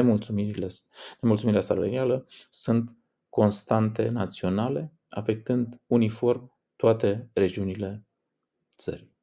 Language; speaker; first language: Romanian; native; Romanian